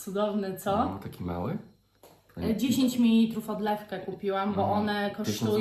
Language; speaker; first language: Polish; native; Polish